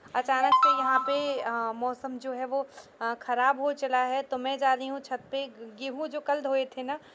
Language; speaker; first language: Hindi; native; Hindi